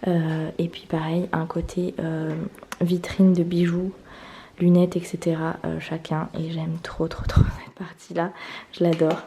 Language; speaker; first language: French; native; French